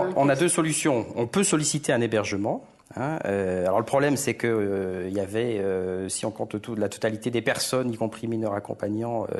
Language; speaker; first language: French; native; French